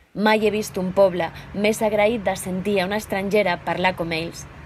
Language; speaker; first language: Catalan; non-native, local second language; Spanish